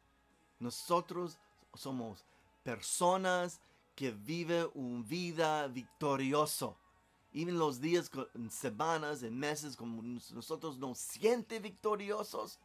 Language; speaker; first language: Spanish; non-native, learner; English